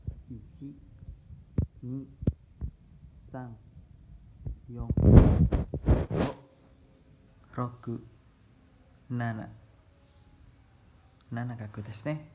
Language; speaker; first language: Japanese; non-native, learner; Indonesian